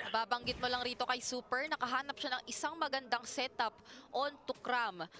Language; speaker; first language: Filipino; native; Filipino